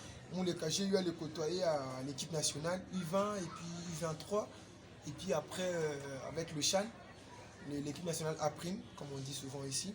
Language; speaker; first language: French; non-native, local second language; Lingala